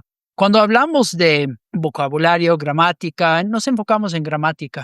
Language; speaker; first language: Spanish; non-native, fluent; English